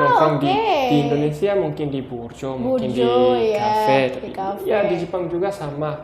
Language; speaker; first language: Indonesian; non-native, learner; Japanese